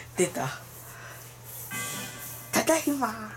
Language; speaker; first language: Japanese; native; Japanese